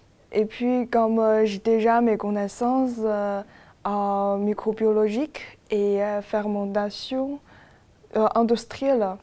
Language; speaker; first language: French; non-native, learner; Chinese